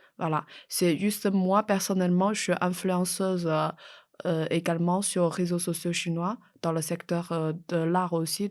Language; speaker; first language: French; non-native, fluent; Chinese